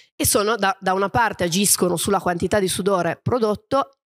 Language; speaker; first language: Italian; native; Italian